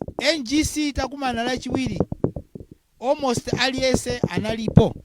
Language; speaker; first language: Nyanja; non-native, local second language; Tumbuka